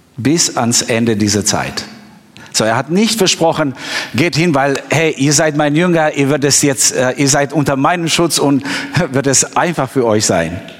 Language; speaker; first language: German; non-native, fluent; Albanian